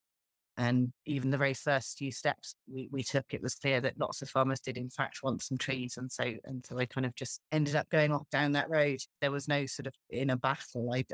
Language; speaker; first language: English; native; English